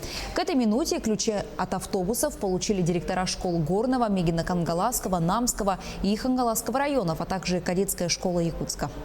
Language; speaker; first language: Russian; native; Russian